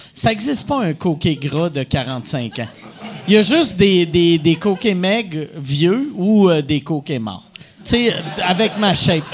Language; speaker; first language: French; native; French